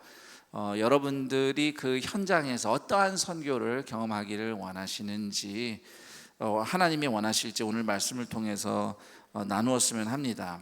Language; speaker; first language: Korean; native; Korean